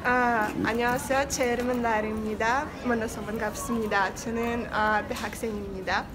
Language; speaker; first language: Korean; non-native, learner; Russian